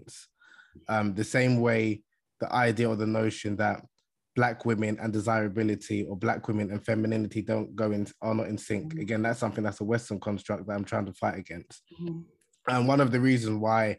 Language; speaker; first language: English; native; English